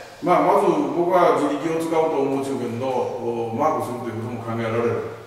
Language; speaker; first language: Japanese; native; Japanese